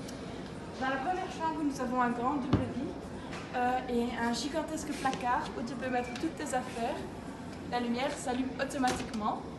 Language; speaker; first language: French; non-native, fluent; Dutch